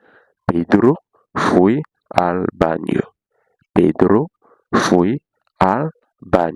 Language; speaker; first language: Spanish; non-native, fluent; Haitian Creole